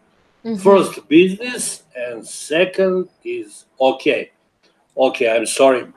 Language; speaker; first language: English; non-native, learner; Serbian